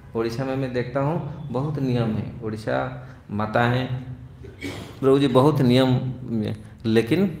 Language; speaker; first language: Hindi; non-native, local second language; Odia